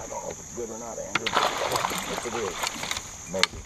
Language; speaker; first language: English; native; English